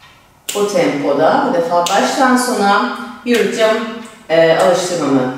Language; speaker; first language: Turkish; native; Turkish